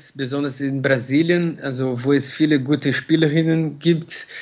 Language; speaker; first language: German; non-native, fluent; Portuguese